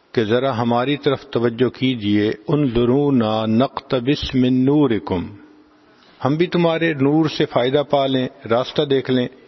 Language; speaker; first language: Urdu; non-native, local second language; Punjabi